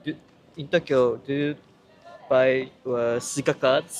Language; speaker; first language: English; non-native, learner; Japanese